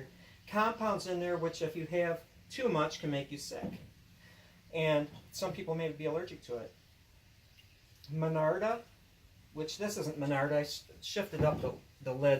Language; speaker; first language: English; native; English